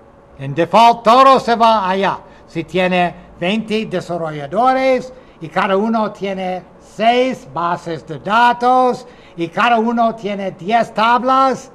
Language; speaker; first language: Spanish; non-native, fluent; English